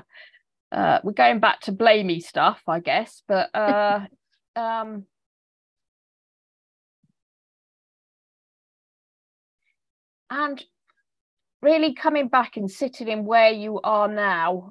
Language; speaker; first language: English; native; English